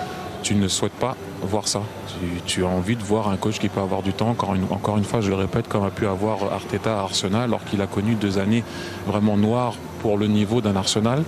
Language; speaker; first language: French; native; French